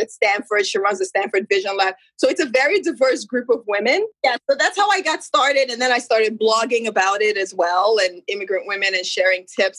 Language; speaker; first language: English; non-native, local second language; Igbo